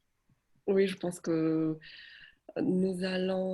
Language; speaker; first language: French; non-native, fluent; Polish